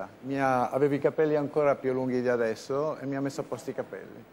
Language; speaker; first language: Italian; native; Italian